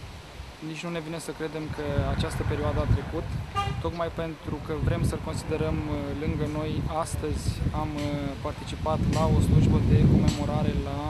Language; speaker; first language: Romanian; native; Romanian